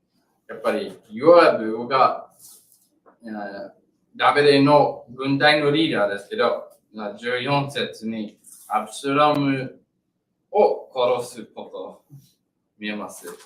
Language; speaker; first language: Japanese; non-native, learner; English